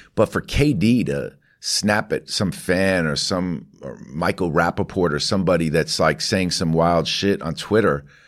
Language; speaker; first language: English; native; English